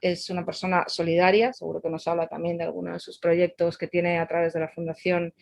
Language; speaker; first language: Spanish; native; Spanish